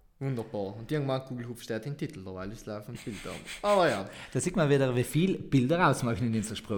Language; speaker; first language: German; native; German